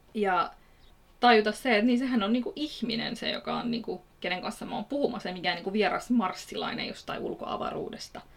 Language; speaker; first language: Finnish; early bilingual, other home language; Kurdish